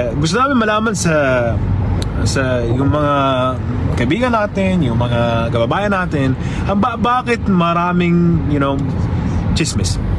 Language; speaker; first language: Filipino; early bilingual, heritage; Arabic